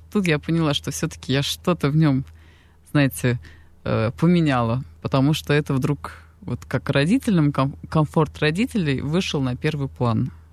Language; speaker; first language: Russian; non-native, local second language; Armenian